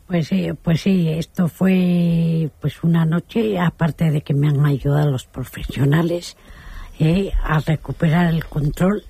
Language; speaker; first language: Spanish; native; Spanish